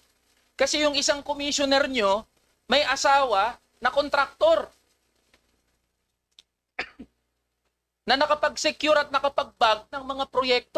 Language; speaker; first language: Filipino; native; Filipino